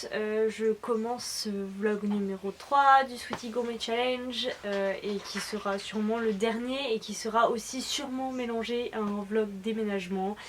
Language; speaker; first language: French; native; French